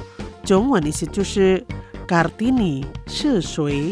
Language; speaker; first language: Chinese; non-native, fluent; Indonesian